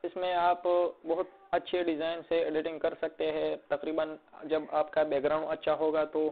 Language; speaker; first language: Hindi; native; Hindi